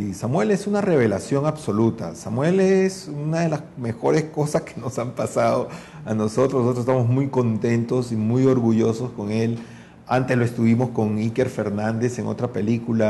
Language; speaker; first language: Spanish; native; Spanish